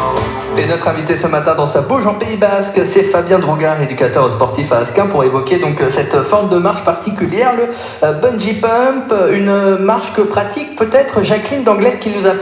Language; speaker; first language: French; native; French